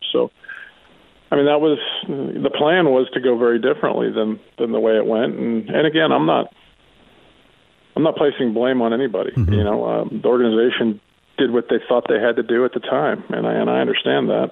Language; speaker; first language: English; native; English